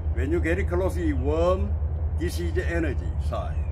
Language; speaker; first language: English; non-native, learner; Korean